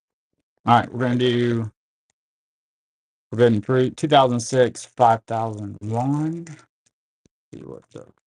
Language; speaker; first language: English; native; English